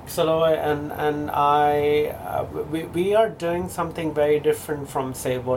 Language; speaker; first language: English; non-native, local second language; Bangla